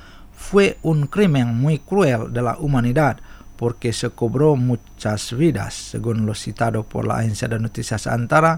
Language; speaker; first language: Spanish; non-native, fluent; Indonesian